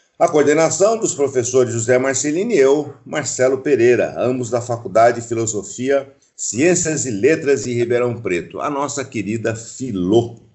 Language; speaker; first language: Portuguese; native; Portuguese